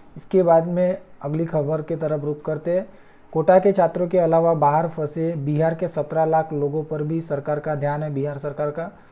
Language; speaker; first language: Hindi; non-native, local second language; Marathi